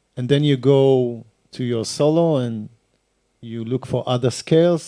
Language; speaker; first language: English; non-native, fluent; Hebrew